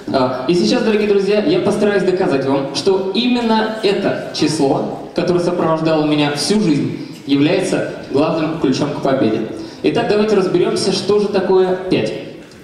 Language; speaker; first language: Russian; native; Russian